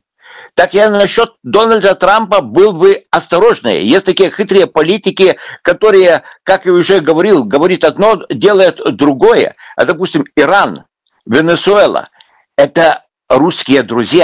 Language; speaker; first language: Russian; non-native, local second language; Lithuanian